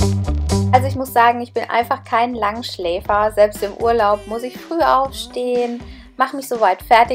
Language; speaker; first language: German; native; German